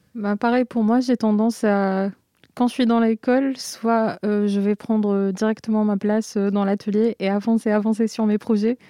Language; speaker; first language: French; non-native, local second language; Arabic